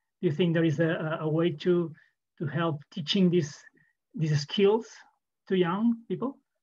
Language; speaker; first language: English; non-native, fluent; Catalan